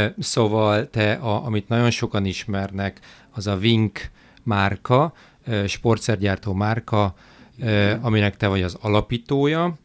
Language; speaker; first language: Hungarian; native; Hungarian